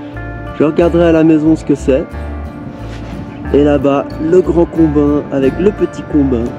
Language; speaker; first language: French; native; French